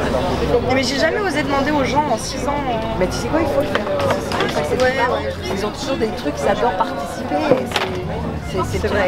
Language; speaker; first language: French; native; French